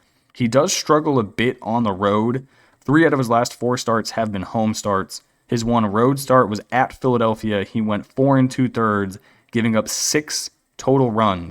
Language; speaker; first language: English; native; English